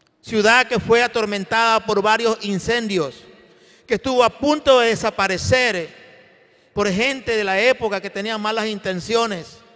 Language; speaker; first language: Spanish; native; Spanish